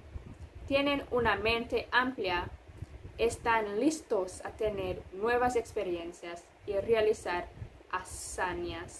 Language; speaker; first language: Spanish; non-native, fluent; English